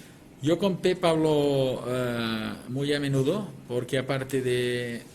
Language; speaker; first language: Spanish; non-native, local second language; Catalan